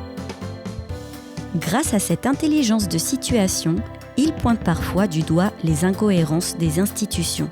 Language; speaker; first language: French; native; French